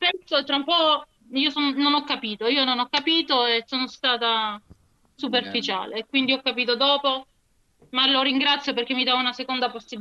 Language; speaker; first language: Italian; native; Italian